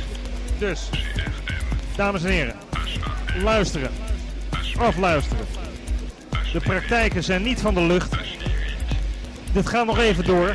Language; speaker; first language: Dutch; native; Dutch